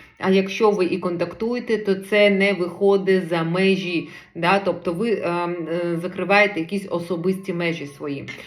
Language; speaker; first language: Ukrainian; non-native, local second language; Russian